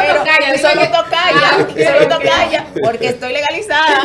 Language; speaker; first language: Spanish; native; Spanish